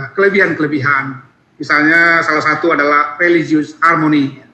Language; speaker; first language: Indonesian; native; Indonesian